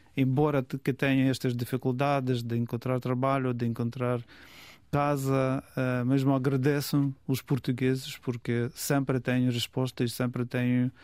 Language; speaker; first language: Portuguese; non-native, fluent; Ukrainian